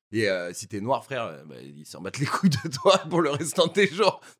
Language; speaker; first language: French; native; French